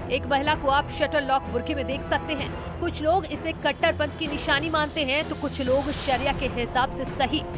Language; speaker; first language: Hindi; native; Hindi